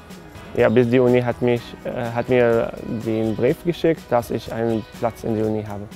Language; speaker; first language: German; non-native, learner; Arabic